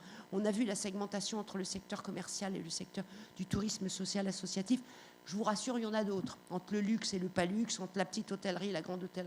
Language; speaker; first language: French; native; French